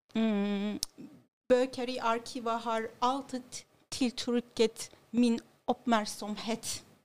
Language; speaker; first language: Norwegian; non-native, learner; Turkish